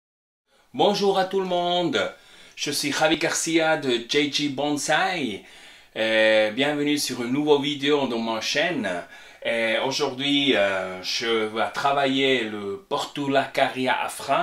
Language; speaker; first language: French; non-native, fluent; Spanish